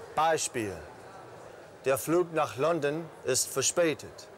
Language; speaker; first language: German; non-native, fluent; English